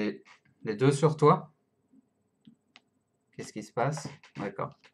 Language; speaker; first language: French; native; French